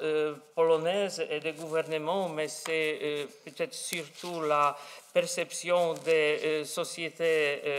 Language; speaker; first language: French; non-native, fluent; Polish